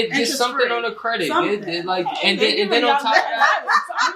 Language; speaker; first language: English; native; English